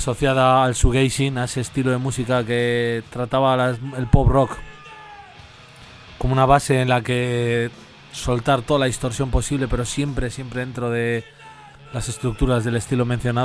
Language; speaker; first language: Spanish; native; Spanish